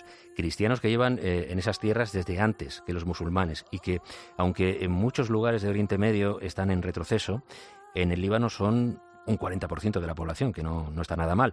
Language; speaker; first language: Spanish; native; Spanish